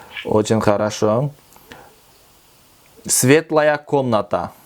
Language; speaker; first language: Russian; non-native, local second language; Kyrgyz